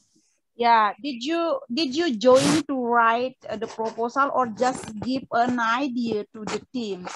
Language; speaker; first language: English; non-native, fluent; Indonesian